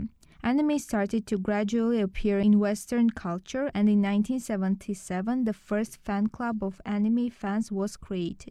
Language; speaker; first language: English; non-native, learner; Lithuanian